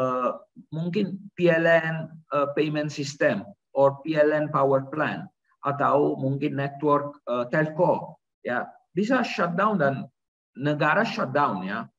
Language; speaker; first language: Indonesian; non-native, learner; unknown